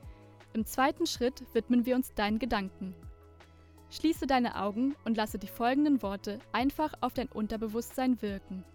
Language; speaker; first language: German; native; German